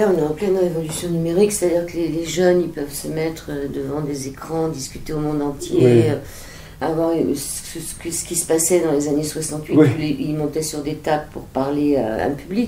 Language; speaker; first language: French; native; French